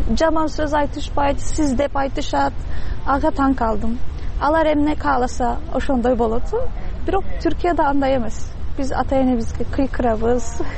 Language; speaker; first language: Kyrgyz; non-native, fluent; Turkish